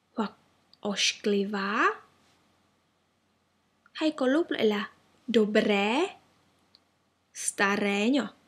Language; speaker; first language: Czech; non-native, fluent; Vietnamese